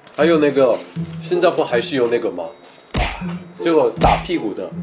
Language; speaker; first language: Chinese; non-native, fluent; Korean